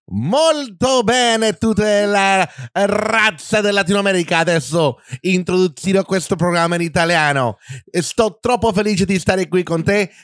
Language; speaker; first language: Italian; non-native, learner; Spanish